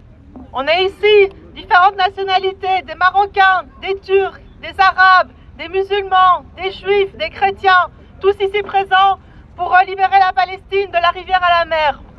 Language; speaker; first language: French; native; French